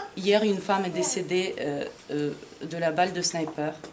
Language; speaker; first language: French; non-native, fluent; Ukrainian